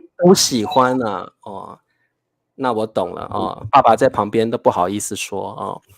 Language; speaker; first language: Chinese; native; Chinese